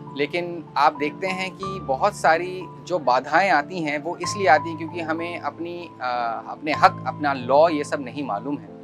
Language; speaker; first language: Hindi; native; Hindi